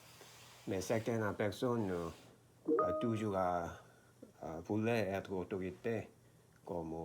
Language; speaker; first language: French; non-native, learner; Korean